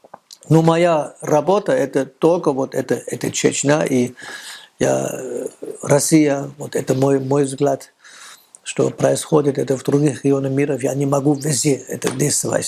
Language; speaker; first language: Russian; non-native, fluent; German